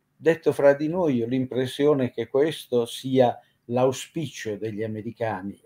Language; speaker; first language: Italian; native; Italian